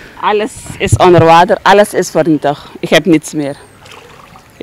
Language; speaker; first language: Dutch; non-native, local second language; Sranan Tongo